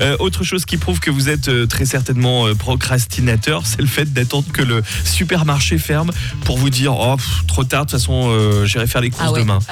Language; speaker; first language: French; native; French